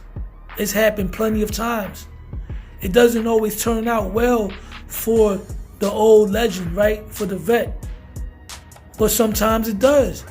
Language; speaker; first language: English; native; English